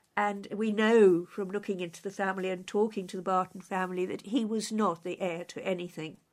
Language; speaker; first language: English; native; English